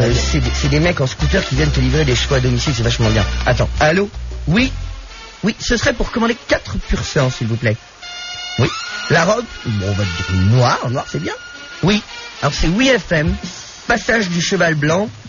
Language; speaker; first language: French; native; French